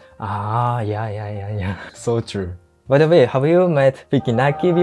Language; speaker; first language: English; non-native, fluent; Japanese